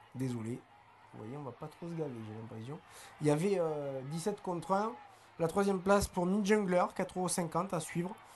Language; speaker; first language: French; native; French